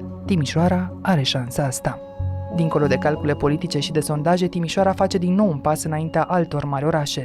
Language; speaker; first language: Romanian; native; Romanian